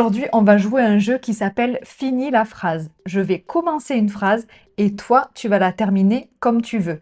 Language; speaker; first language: French; native; French